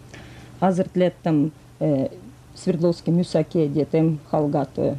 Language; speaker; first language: Hungarian; non-native, fluent; Russian